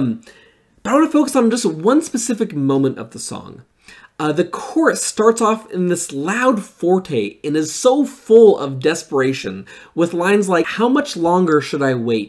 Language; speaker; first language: English; native; English